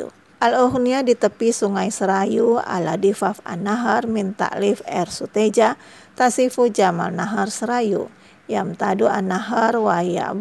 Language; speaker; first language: Arabic; non-native, fluent; Indonesian